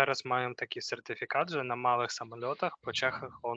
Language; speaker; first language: Polish; non-native, fluent; Ukrainian